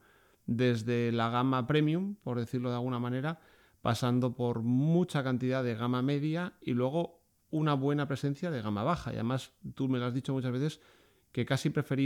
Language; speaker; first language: Spanish; native; Spanish